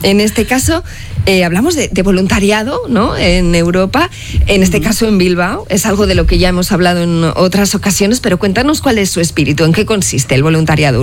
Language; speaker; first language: Spanish; native; Spanish